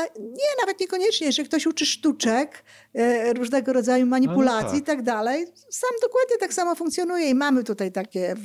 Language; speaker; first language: Polish; native; Polish